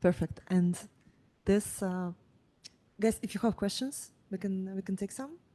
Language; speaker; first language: English; non-native, fluent; Russian